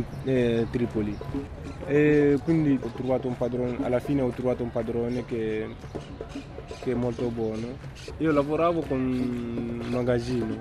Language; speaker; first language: Italian; non-native, learner; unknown